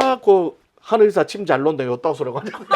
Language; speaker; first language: Korean; native; Korean